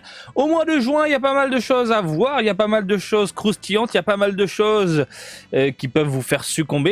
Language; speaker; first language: French; native; French